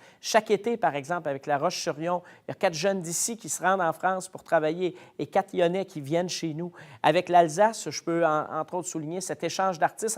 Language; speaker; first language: French; native; French